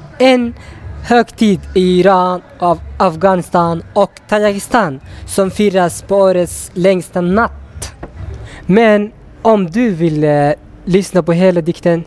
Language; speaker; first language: Swedish; non-native, learner; Tigrinya